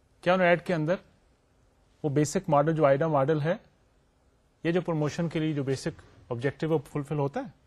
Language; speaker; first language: Urdu; native; Urdu